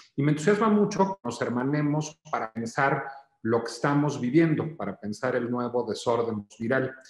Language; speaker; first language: Spanish; native; Spanish